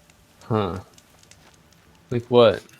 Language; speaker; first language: English; native; English